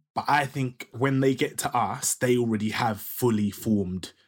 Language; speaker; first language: English; native; English